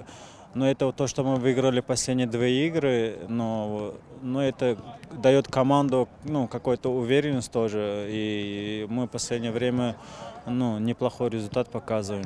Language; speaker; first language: Russian; non-native, local second language; Tajik